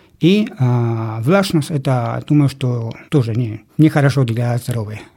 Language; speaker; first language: Russian; non-native, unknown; Spanish